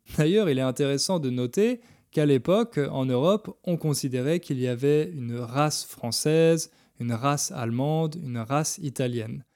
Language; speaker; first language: French; native; French